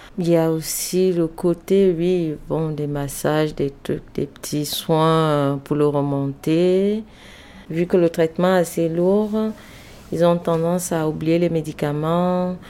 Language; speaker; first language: French; native; French